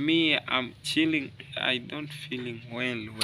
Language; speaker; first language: English; non-native, learner; Swahili